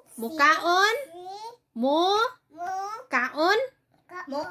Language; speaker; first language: Cebuano; non-native, learner; English